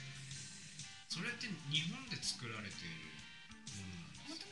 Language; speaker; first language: Japanese; native; Japanese